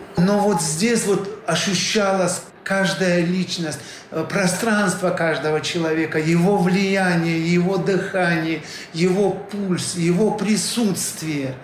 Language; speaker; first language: Russian; non-native, local second language; Tajik